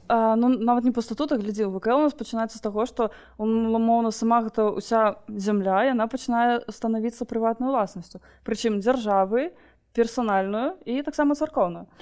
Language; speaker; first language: Belarusian; non-native, local second language; Russian